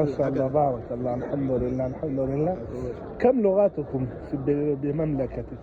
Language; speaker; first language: Arabic; non-native, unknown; Urdu